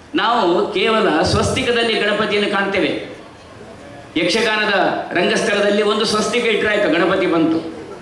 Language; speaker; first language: Kannada; non-native, local second language; Tulu